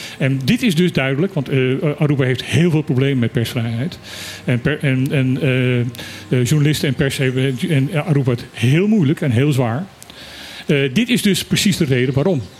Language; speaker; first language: Dutch; non-native, local second language; Papiamento